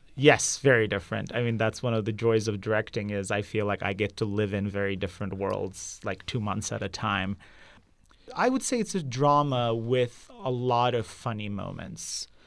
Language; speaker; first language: English; non-native, fluent; Turkish